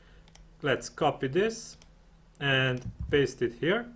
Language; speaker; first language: English; non-native, fluent; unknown